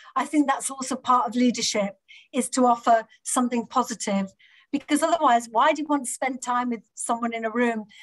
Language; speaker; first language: English; native; English